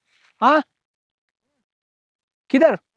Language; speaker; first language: Hindi; non-native, local second language; Kannada